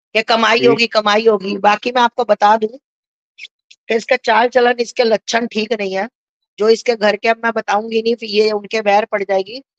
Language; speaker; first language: Hindi; native; Hindi